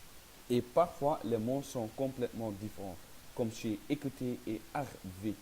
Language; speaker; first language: French; non-native, learner; Dutch